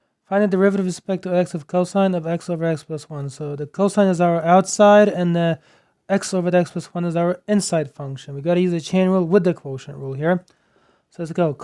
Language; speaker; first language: English; native; English